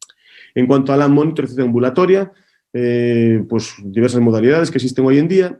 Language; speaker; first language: Spanish; native; Spanish